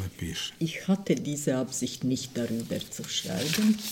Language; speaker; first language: German; non-native, fluent; Croatian